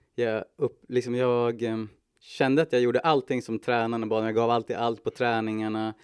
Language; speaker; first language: Swedish; native; Swedish